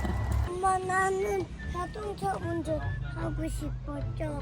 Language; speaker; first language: Korean; early bilingual, heritage; Korean